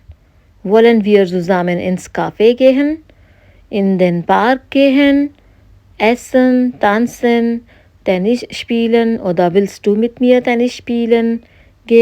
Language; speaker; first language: German; non-native, fluent; Hindi